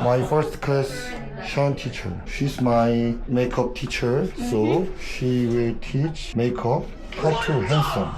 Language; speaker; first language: English; non-native, learner; Korean